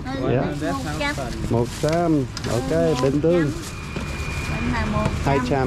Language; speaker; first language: Vietnamese; non-native, learner; English